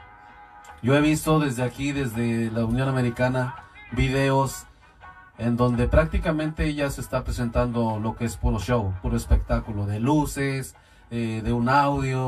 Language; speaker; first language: Spanish; native; Spanish